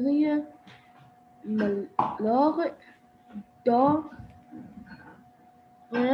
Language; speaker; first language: French; non-native, learner; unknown